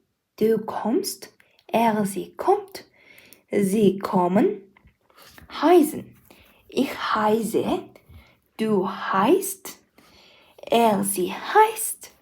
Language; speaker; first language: German; non-native, learner; Mongolian